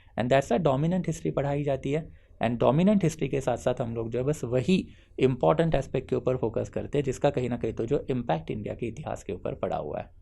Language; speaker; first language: Hindi; non-native, local second language; Marathi